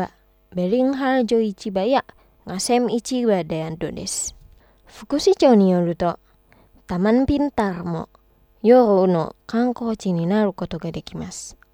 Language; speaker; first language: Japanese; non-native, fluent; Indonesian